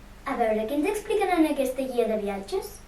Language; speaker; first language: Catalan; early bilingual, other home language; Russian